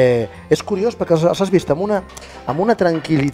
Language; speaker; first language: Catalan; native; Catalan